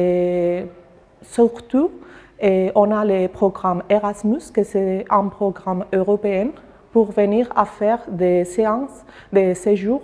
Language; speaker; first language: French; non-native, learner; Spanish